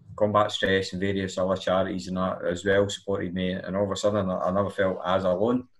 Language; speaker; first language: English; native; English